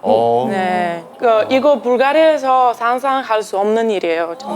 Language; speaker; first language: Korean; non-native, learner; Bulgarian